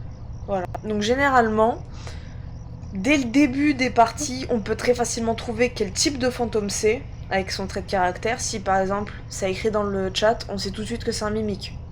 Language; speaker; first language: French; native; French